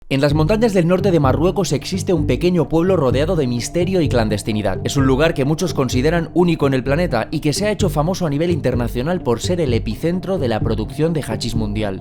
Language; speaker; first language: Spanish; native; Spanish